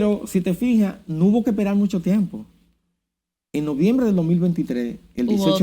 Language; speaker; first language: Spanish; native; Spanish